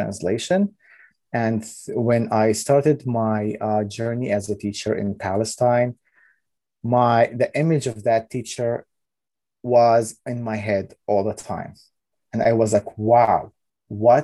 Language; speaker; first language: English; non-native, fluent; Arabic